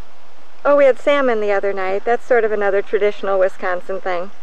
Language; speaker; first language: English; native; English